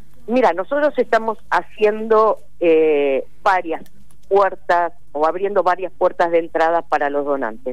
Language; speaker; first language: Spanish; native; Spanish